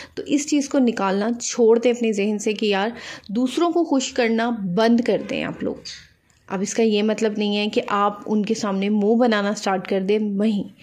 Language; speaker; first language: Urdu; native; Urdu